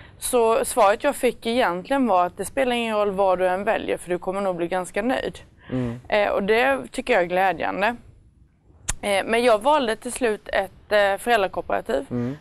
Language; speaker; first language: Swedish; native; Swedish